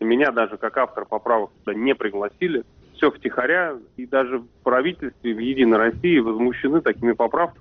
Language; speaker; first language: Russian; native; Russian